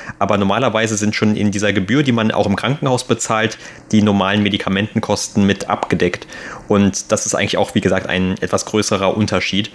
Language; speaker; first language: German; native; German